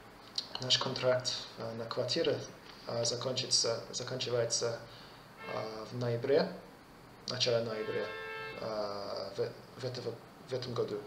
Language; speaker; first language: Russian; non-native, fluent; English